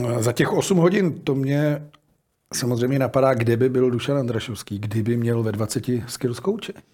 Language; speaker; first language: Czech; native; Czech